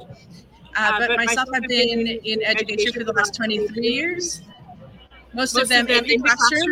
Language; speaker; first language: English; non-native, fluent; Spanish